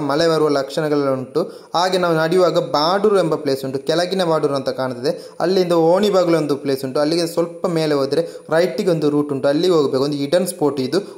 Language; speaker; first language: Kannada; non-native, local second language; Tulu